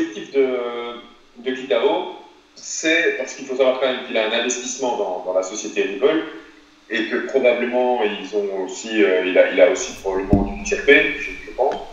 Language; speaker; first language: French; native; French